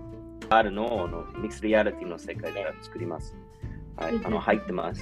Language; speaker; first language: Japanese; non-native, learner; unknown